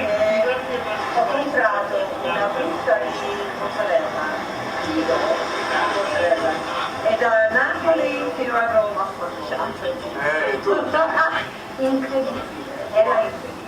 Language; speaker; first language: Italian; early bilingual, heritage; English